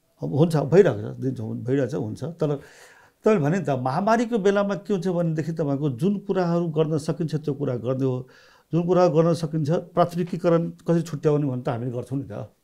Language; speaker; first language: Nepali; non-native, local second language; Maithili